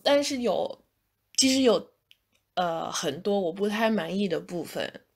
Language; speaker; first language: Chinese; non-native, fluent; English